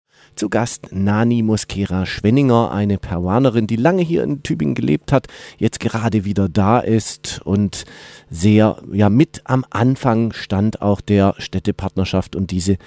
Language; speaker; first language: German; native; German